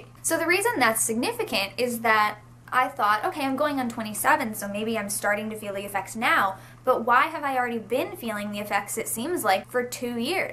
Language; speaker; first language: English; native; English